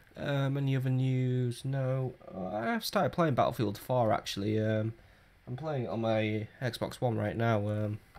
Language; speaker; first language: English; native; English